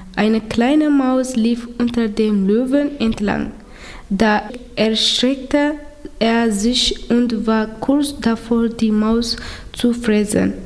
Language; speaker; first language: German; non-native, learner; Tigrinya